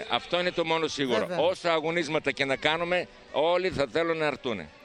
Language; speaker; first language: Greek; non-native, fluent; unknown